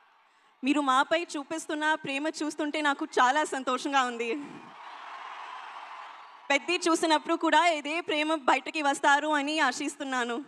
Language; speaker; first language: Telugu; non-native, learner; Hindi